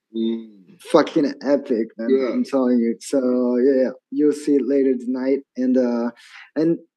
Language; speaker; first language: English; non-native, fluent; French